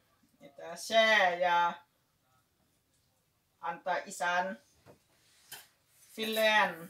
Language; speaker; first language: Finnish; non-native, learner; Thai